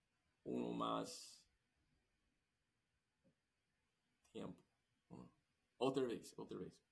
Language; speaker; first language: Spanish; non-native, learner; English